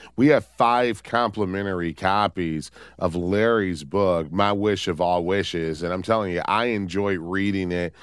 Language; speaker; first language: English; native; English